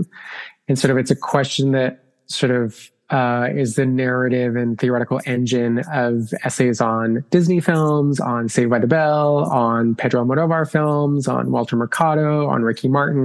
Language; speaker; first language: English; non-native, fluent; Spanish